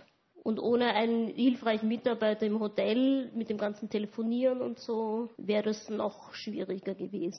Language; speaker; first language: German; native; German